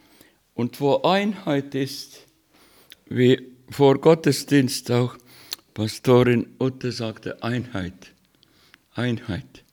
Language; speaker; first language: German; non-native, learner; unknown